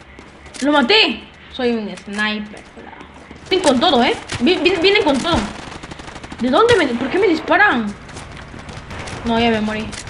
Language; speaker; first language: Spanish; native; Spanish